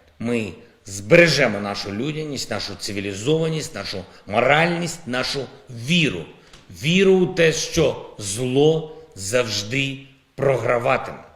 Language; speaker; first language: Ukrainian; non-native, local second language; Russian